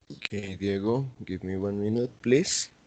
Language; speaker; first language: English; non-native, learner; Spanish